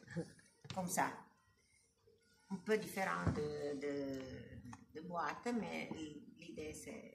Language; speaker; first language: French; non-native, learner; Italian